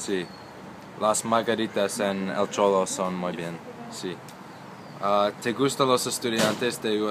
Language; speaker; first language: Spanish; non-native, learner; English